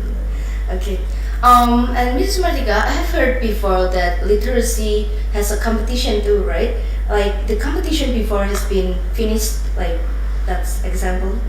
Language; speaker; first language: English; non-native, learner; Indonesian